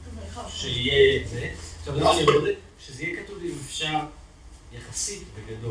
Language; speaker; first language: Hebrew; native; Hebrew